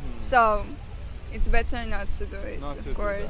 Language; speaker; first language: English; non-native, fluent; Armenian